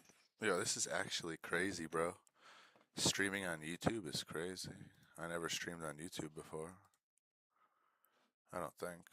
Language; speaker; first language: English; native; English